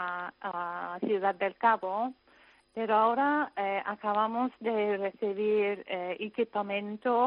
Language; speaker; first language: Spanish; non-native, fluent; English